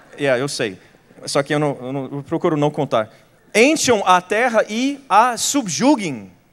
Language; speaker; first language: Portuguese; non-native, fluent; English